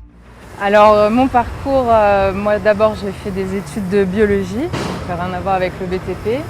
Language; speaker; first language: French; native; French